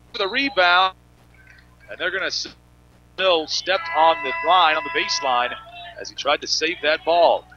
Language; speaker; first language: English; native; English